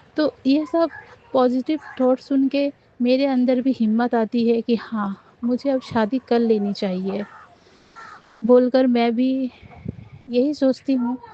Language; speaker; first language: Hindi; non-native, local second language; Nepali